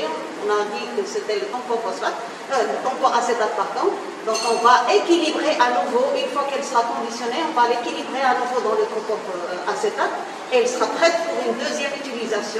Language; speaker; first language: French; non-native, local second language; Arabic